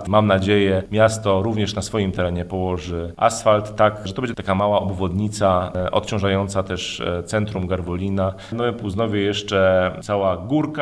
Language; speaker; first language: Polish; native; Polish